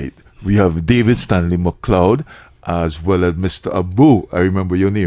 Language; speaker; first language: English; native; English